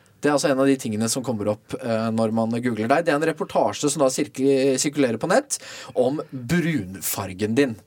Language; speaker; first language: Norwegian; native; Norwegian